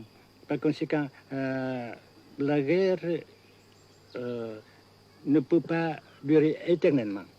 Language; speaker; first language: French; non-native, fluent; Vietnamese